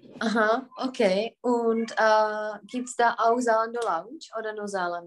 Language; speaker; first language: German; non-native, fluent; Czech